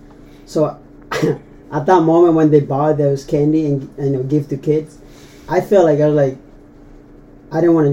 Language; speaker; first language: English; non-native, fluent; Tetum